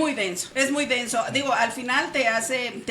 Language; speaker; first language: Spanish; native; Spanish